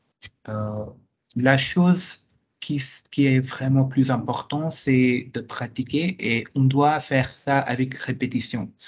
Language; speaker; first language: French; non-native, fluent; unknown